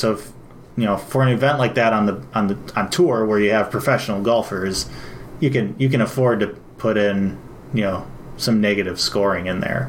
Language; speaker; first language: English; native; English